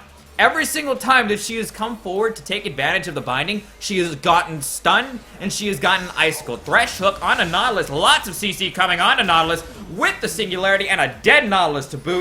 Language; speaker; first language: English; native; English